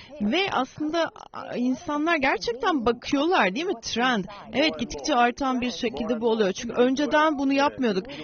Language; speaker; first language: Turkish; native; Turkish